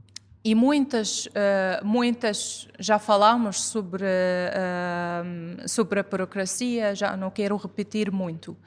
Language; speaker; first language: Portuguese; non-native, fluent; Arabic